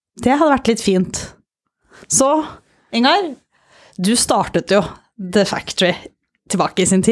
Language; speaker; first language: Norwegian; native; Norwegian